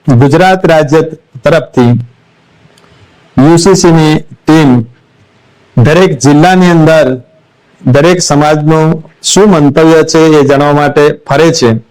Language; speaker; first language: Gujarati; non-native, local second language; Kukna